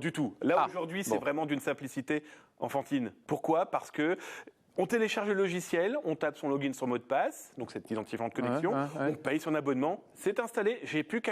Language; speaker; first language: French; native; French